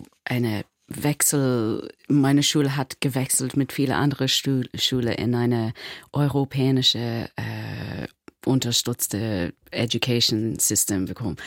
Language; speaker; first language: German; non-native, learner; English